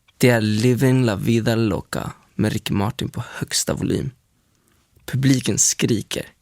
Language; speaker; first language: Swedish; early bilingual, other home language; Spanish